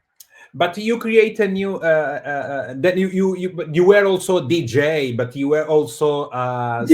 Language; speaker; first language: English; non-native, fluent; Portuguese